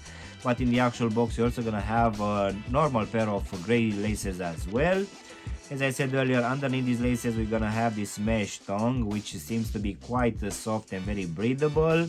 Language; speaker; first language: English; non-native, fluent; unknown